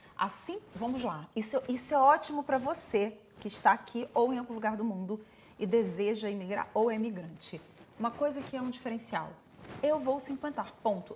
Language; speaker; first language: Portuguese; native; Portuguese